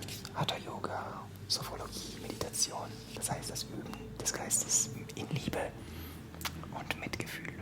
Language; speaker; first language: German; non-native, fluent; French